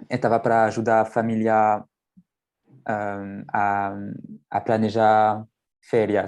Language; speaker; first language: Portuguese; non-native, fluent; French